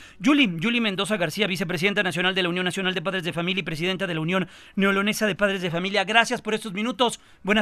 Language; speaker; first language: Spanish; native; Spanish